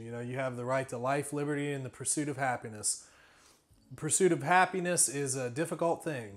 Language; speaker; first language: English; native; English